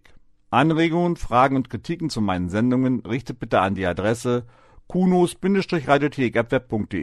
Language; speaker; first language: German; native; German